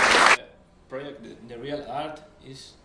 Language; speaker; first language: English; non-native, learner; Spanish